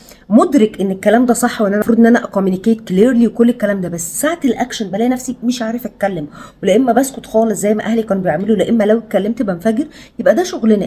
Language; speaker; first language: Arabic; native; Arabic